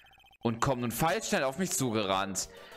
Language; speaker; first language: German; native; German